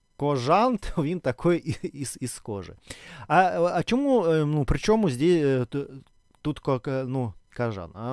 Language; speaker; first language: Ukrainian; non-native, local second language; Russian